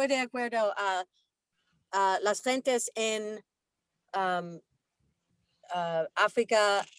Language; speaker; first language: Spanish; non-native, learner; English